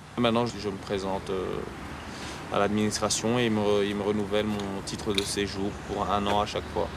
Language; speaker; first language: French; early bilingual, other home language; Lingala